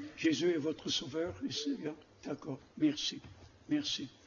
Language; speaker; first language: French; non-native, learner; German